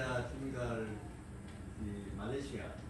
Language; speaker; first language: Indonesian; non-native, learner; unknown